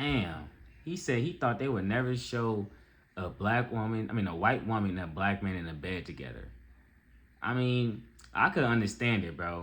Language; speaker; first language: English; native; English